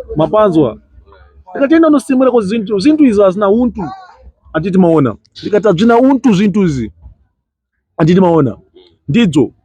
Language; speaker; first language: Shona; non-native, local second language; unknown